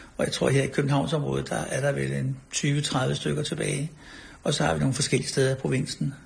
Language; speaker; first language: Danish; native; Danish